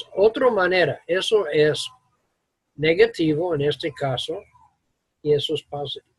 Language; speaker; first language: Spanish; non-native, fluent; English